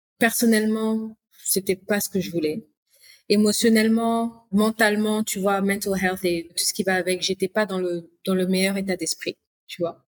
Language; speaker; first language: French; native; French